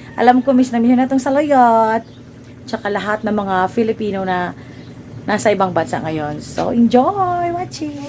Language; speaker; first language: Filipino; non-native, local second language; Hiligaynon